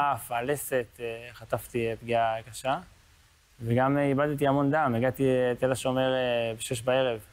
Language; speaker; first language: Hebrew; native; Hebrew